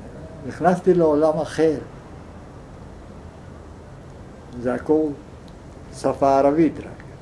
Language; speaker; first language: Hebrew; non-native, fluent; Yiddish